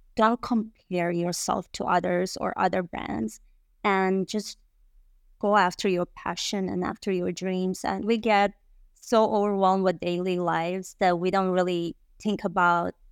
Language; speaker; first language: English; non-native, fluent; Bosnian